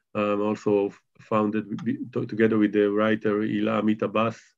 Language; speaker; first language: English; non-native, fluent; Hebrew